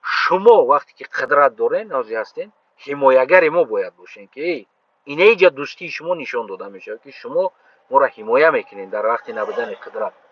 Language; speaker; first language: Tajik; non-native, local second language; Uzbek